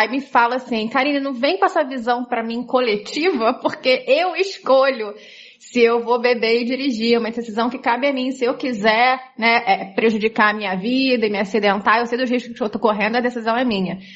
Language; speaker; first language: Portuguese; native; Portuguese